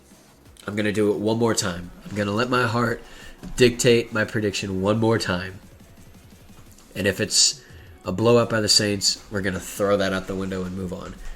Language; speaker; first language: English; native; English